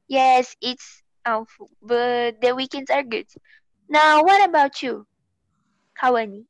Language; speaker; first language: English; non-native, learner; Portuguese